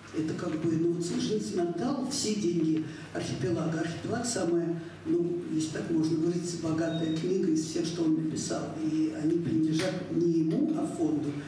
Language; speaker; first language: Russian; native; Russian